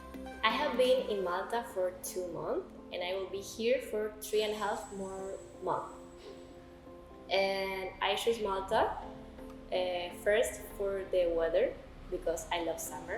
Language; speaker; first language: English; non-native, learner; Spanish